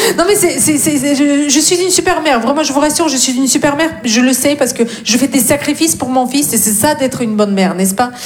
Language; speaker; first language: French; non-native, fluent; Russian